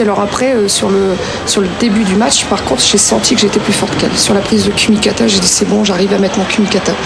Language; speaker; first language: French; native; French